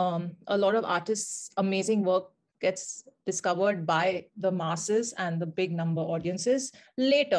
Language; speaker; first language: English; non-native, local second language; Hindi